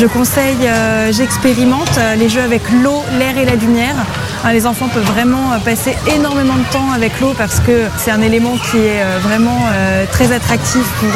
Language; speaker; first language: French; native; French